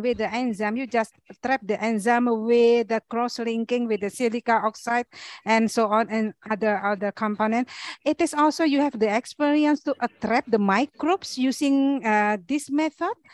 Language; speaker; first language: English; non-native, learner; Indonesian